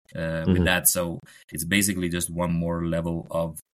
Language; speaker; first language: English; non-native, fluent; Norwegian